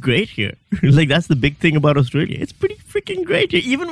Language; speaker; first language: English; non-native, local second language; Urdu